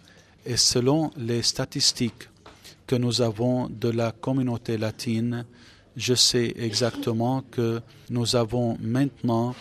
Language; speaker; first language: French; non-native, fluent; Arabic